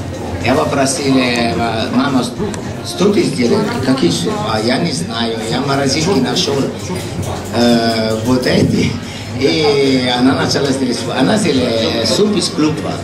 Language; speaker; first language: Russian; non-native, learner; Italian